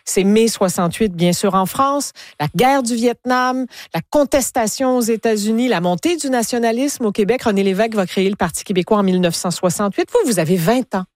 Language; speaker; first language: French; native; French